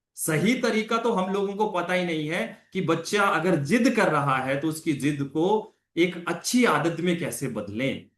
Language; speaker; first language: Hindi; non-native, local second language; Punjabi